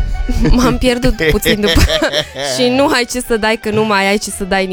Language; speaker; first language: Romanian; native; Romanian